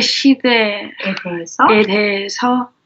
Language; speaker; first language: Korean; non-native, learner; English